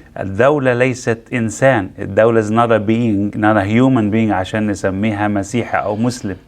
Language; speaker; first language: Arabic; native; Arabic